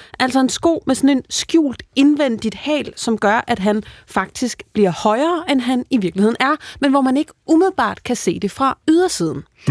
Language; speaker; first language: Danish; native; Danish